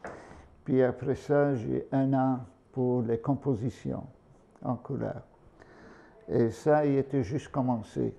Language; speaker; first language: French; non-native, fluent; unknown